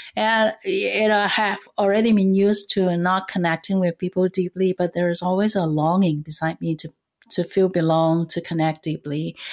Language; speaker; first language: English; non-native, fluent; Cantonese